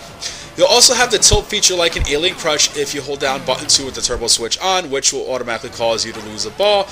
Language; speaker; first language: English; native; English